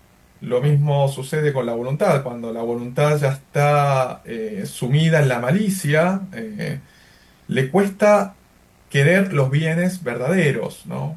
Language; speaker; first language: Spanish; native; Spanish